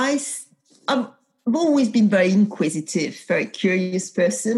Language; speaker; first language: English; non-native, fluent; French